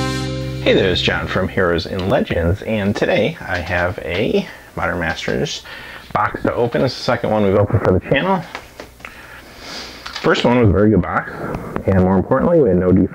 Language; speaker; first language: English; native; English